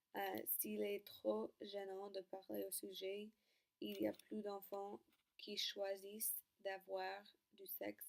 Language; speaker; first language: French; non-native, learner; English